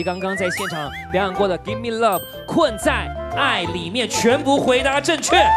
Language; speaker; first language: Chinese; native; Chinese